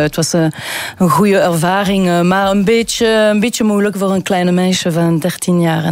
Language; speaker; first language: Dutch; non-native, local second language; French